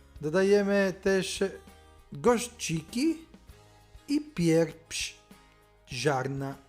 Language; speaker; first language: Polish; non-native, learner; Italian